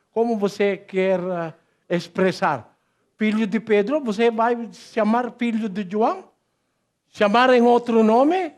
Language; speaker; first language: Portuguese; non-native, learner; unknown